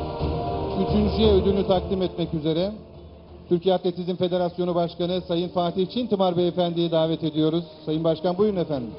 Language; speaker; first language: Turkish; native; Turkish